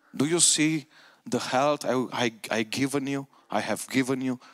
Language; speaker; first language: English; non-native, fluent; Romanian